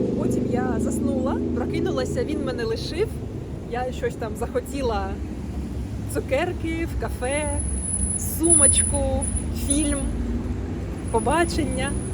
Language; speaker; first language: Ukrainian; non-native, local second language; Russian